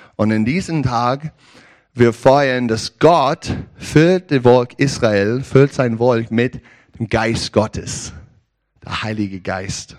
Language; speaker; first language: German; non-native, learner; English